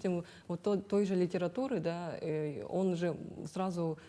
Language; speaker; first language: Russian; native; Russian